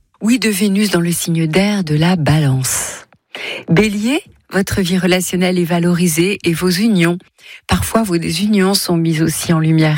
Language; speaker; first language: French; native; French